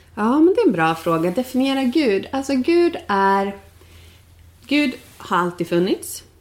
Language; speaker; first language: Swedish; native; Swedish